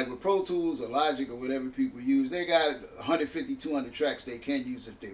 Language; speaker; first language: English; native; English